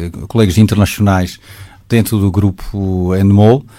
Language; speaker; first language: Portuguese; non-native, fluent; Dutch